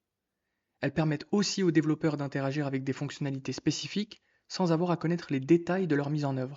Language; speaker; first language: French; native; French